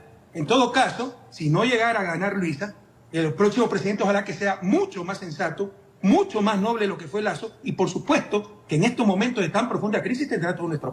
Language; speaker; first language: Spanish; native; Spanish